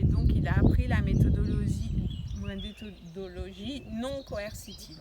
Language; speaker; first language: French; native; French